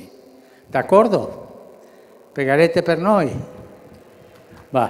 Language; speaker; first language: Italian; early bilingual, heritage; Spanish